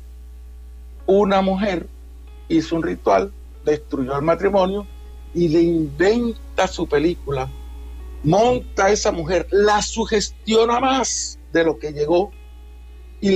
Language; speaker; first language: Spanish; native; Spanish